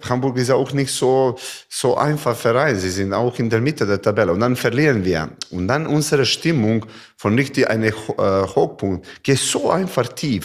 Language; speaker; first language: German; non-native, learner; Serbian